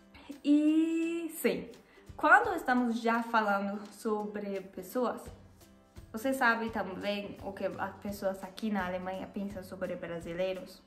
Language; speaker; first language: Portuguese; non-native, learner; German